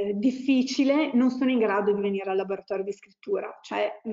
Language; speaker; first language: Italian; native; Italian